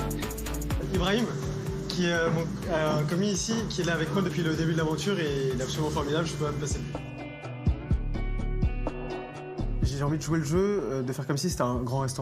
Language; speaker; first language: French; native; French